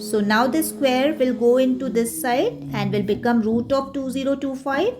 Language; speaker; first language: English; non-native, local second language; Hindi